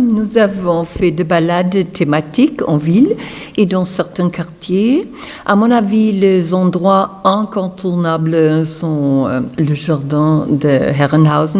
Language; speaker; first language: French; non-native, fluent; German